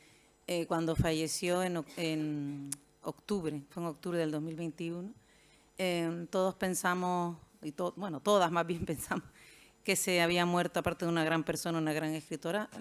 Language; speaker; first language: Spanish; native; Spanish